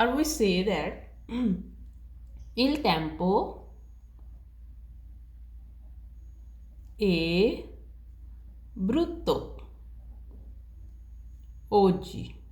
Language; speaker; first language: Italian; non-native, learner; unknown